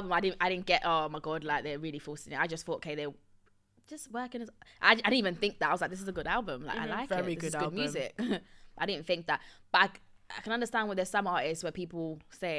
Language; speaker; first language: English; native; English